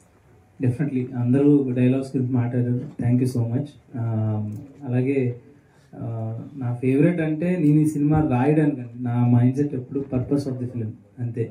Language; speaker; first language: Telugu; native; Telugu